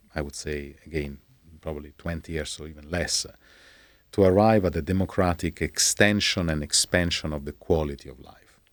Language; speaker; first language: English; non-native, fluent; Italian